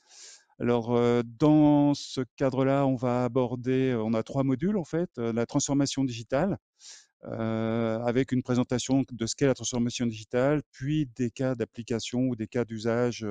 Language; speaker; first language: French; native; French